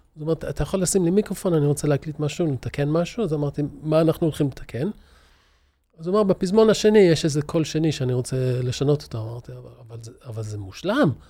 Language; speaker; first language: Hebrew; early bilingual, other home language; English